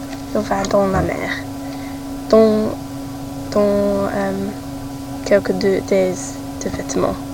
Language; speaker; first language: French; non-native, learner; English